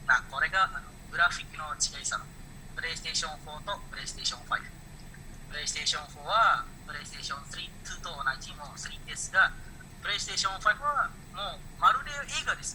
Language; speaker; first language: Japanese; non-native, learner; Indonesian